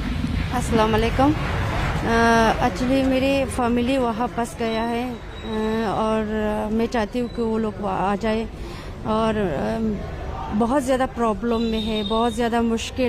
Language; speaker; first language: Hindi; non-native, fluent; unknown